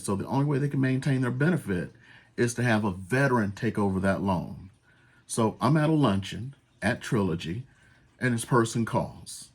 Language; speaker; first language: English; native; English